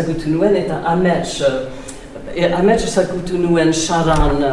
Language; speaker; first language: Basque; non-native, learner; English